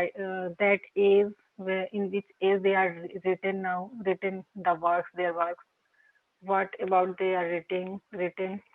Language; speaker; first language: English; non-native, local second language; Hindi